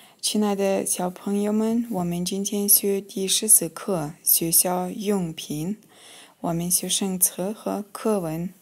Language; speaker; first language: Chinese; non-native, fluent; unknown